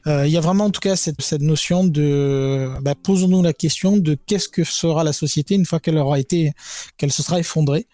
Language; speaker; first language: French; native; French